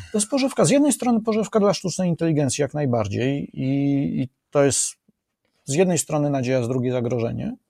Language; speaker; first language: Polish; native; Polish